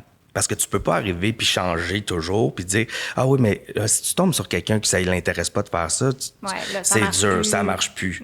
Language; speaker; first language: French; native; French